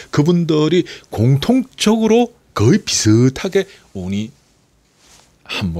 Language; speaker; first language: Korean; native; Korean